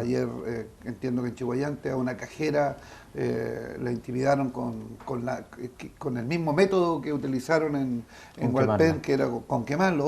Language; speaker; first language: Spanish; native; Spanish